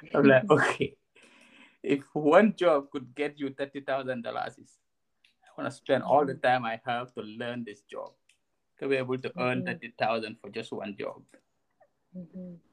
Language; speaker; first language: English; non-native, local second language; Wolof